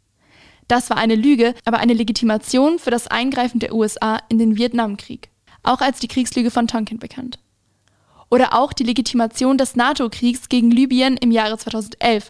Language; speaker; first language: German; native; German